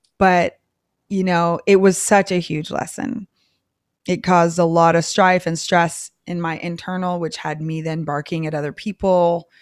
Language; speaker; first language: English; native; English